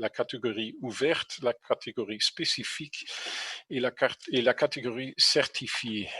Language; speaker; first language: French; non-native, fluent; English